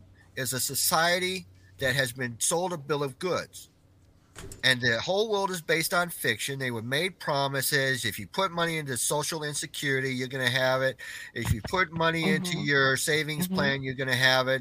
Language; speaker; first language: English; native; English